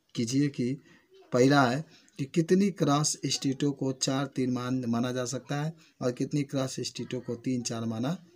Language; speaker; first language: Hindi; native; Hindi